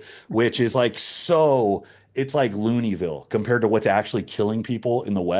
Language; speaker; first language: English; native; English